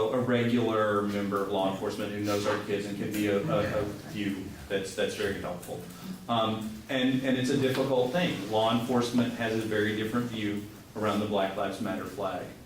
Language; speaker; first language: English; native; English